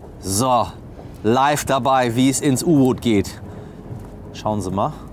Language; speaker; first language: German; early bilingual, other home language; Persian